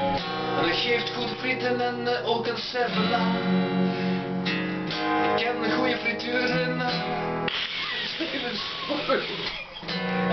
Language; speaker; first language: Dutch; non-native, local second language; French